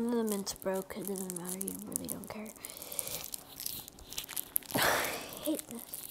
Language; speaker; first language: English; native; English